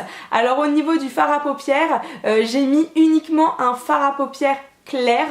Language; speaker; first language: French; native; French